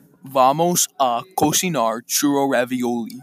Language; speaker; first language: Spanish; non-native, learner; English